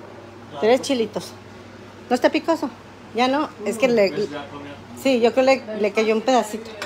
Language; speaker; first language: Spanish; native; Spanish